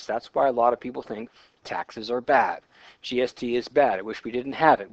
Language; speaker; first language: English; native; English